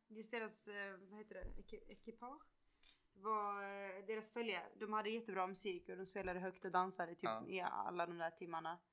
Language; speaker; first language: Swedish; early bilingual, other home language; Kurdish